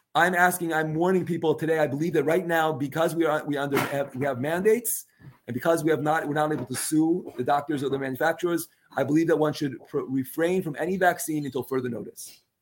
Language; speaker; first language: English; native; English